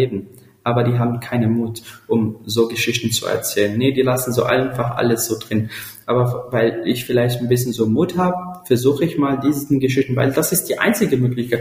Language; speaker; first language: German; non-native, fluent; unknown